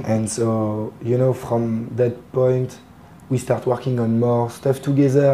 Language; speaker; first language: English; non-native, fluent; French